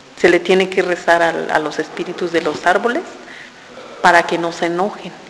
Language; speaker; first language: Spanish; non-native, local second language; Tzotzil